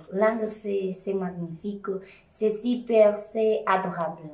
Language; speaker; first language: French; non-native, fluent; Portuguese